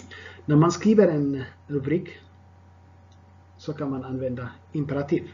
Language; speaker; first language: Swedish; non-native, fluent; Tigrinya